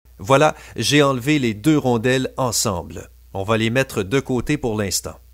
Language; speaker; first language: French; native; French